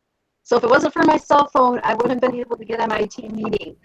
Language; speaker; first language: English; native; English